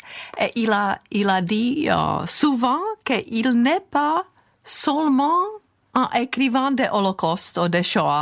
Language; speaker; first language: French; non-native, fluent; Czech